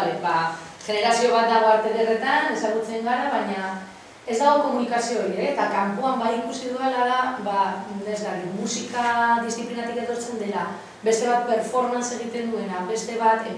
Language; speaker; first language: Basque; non-native, local second language; Spanish